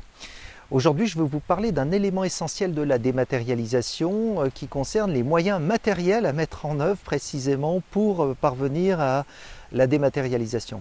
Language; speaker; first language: French; native; French